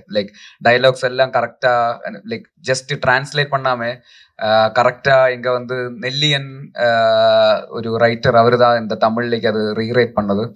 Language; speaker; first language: Tamil; non-native, local second language; Malayalam